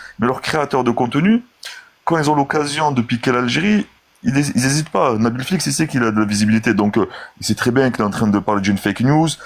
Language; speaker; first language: French; early bilingual, other home language; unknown